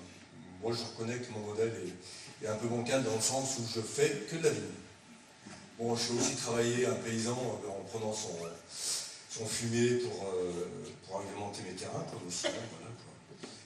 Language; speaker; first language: French; native; French